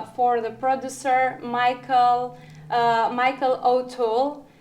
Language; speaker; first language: English; non-native, learner; Albanian